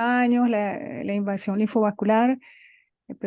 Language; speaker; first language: Spanish; native; Spanish